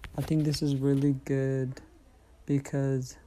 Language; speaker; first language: English; non-native, fluent; Tigrinya